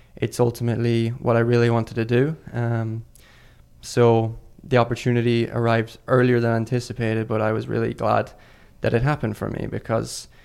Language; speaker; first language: English; native; English